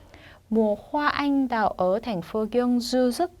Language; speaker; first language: Vietnamese; non-native, fluent; Korean